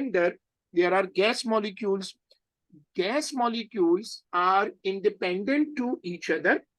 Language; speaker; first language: English; non-native, local second language; Urdu